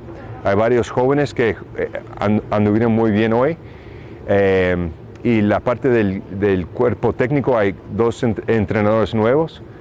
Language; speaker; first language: Spanish; early bilingual, heritage; Spanish